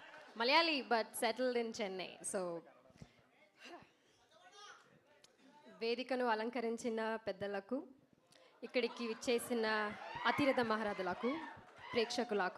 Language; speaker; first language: Telugu; non-native, learner; Malayalam